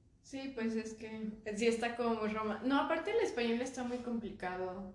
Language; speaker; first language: Spanish; native; Spanish